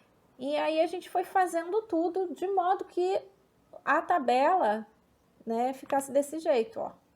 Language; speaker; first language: Portuguese; native; Portuguese